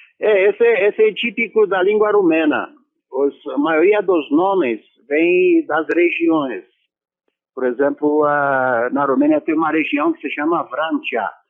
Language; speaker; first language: Portuguese; non-native, fluent; Romanian